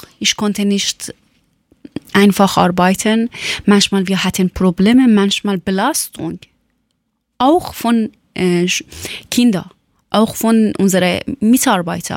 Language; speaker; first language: German; non-native, learner; Persian